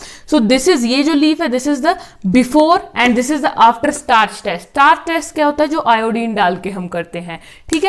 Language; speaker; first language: Hindi; native; Hindi